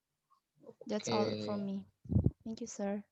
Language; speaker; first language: English; non-native, learner; Indonesian